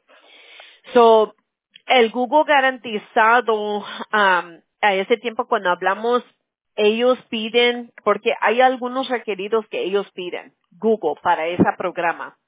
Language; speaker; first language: Spanish; early bilingual, other home language; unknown